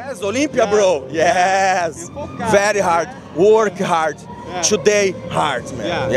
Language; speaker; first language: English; non-native, learner; Portuguese